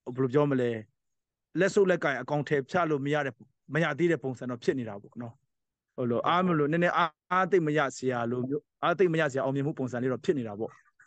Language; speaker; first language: Burmese; non-native, local second language; Hakha Chin